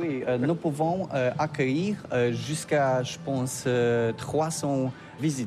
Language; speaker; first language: French; non-native, learner; Polish